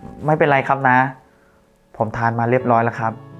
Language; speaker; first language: Thai; native; Thai